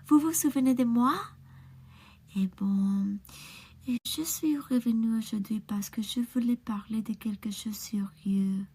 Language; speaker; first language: French; non-native, learner; English